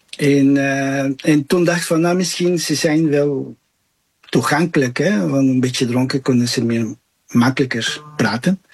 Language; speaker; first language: Dutch; non-native, fluent; Spanish